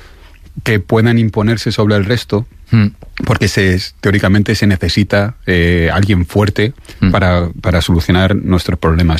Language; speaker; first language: Spanish; native; Spanish